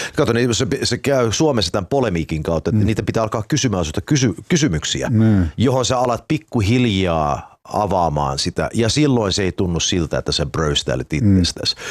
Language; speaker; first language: Finnish; early bilingual, heritage; Finnish